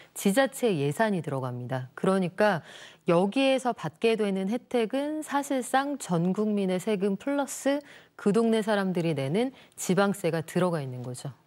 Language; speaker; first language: Korean; native; Korean